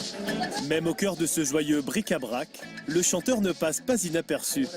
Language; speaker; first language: French; native; French